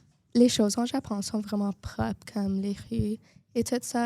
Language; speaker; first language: French; non-native, local second language; English